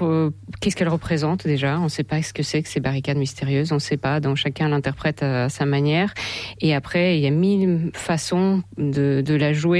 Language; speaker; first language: French; non-native, fluent; Russian